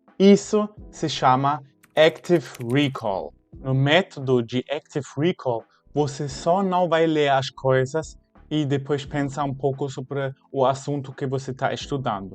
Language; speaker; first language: Portuguese; non-native, fluent; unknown